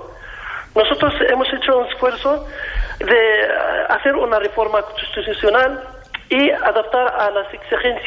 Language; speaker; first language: Spanish; non-native, fluent; Arabic